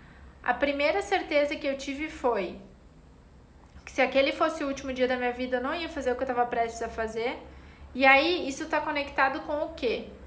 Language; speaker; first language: Portuguese; native; Portuguese